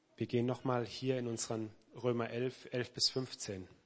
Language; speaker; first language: German; native; German